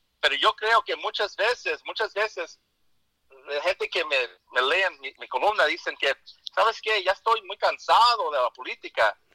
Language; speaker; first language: Spanish; early bilingual, heritage; Spanish